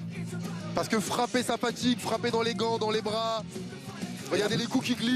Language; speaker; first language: French; native; French